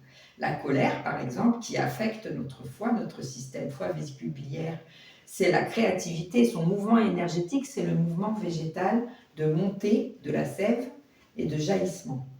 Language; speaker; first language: French; native; French